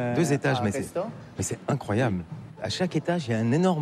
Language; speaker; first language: French; native; French